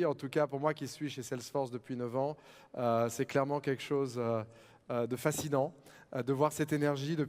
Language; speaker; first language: French; native; French